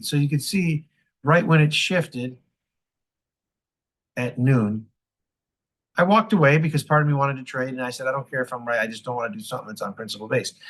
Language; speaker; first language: English; native; English